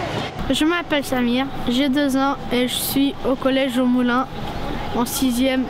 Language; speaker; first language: French; early bilingual, other home language; Romanian